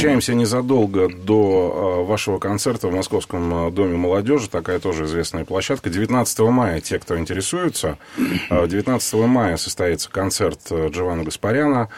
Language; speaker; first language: Russian; native; Russian